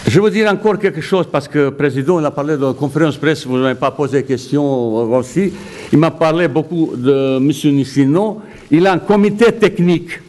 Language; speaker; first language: French; non-native, fluent; Bosnian